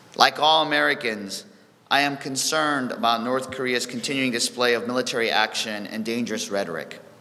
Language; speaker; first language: English; early bilingual, other home language; Korean